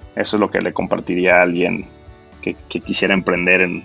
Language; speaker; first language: Spanish; native; Spanish